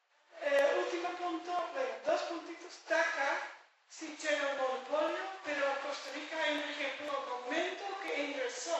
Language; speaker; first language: Spanish; non-native, fluent; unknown